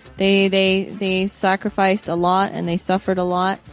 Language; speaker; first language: English; native; English